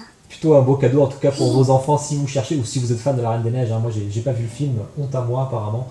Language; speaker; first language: French; native; French